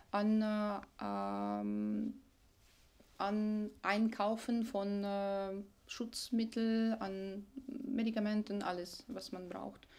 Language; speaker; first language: German; non-native, fluent; Ukrainian